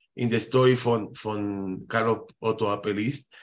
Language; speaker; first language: German; non-native, fluent; Spanish